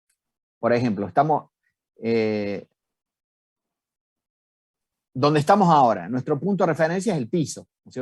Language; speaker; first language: Spanish; native; Spanish